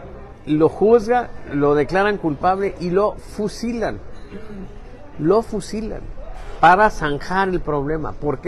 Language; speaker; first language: Spanish; native; Spanish